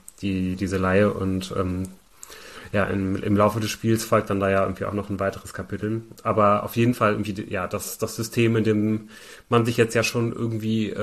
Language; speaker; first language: German; native; German